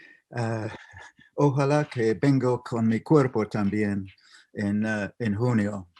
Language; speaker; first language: Spanish; non-native, fluent; English